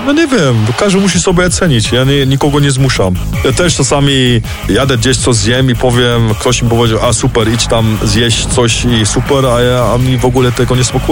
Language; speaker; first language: Polish; early bilingual, heritage; Polish